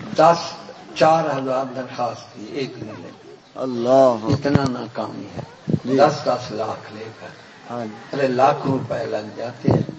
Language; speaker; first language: Urdu; non-native, local second language; Punjabi